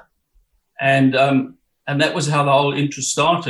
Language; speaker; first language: English; native; English